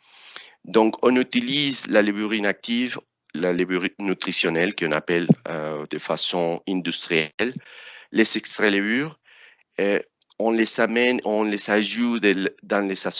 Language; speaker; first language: French; non-native, fluent; Spanish